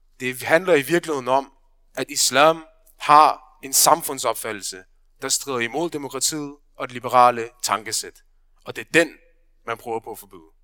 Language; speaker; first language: Danish; early bilingual, other home language; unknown